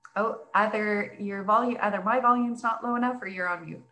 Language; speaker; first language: English; native; English